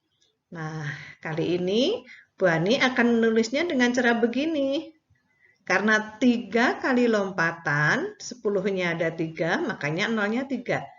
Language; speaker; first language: Indonesian; native; Indonesian